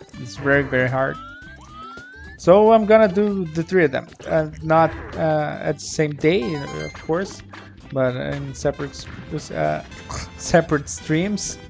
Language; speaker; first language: English; non-native, fluent; Portuguese